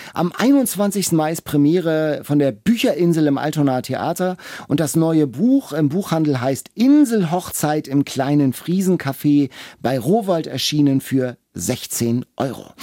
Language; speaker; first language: German; native; German